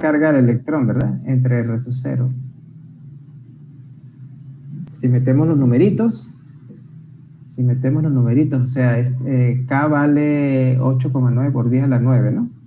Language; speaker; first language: Spanish; native; Spanish